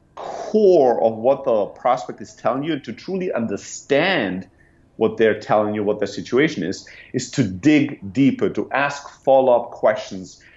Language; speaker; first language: English; non-native, fluent; German